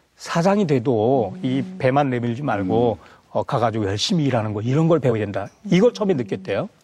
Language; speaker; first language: Korean; native; Korean